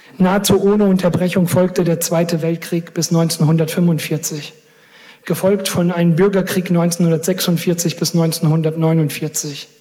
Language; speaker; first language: German; early bilingual, other home language; Greek